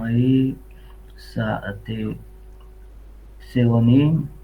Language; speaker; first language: Persian; non-native, learner; Urdu